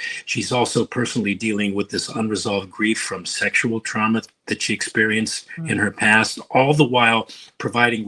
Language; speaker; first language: English; native; English